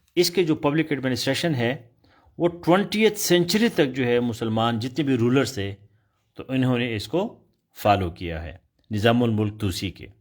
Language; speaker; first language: Urdu; non-native, local second language; Pashto